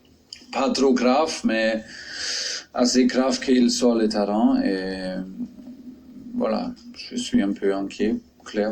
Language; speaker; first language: French; non-native, fluent; German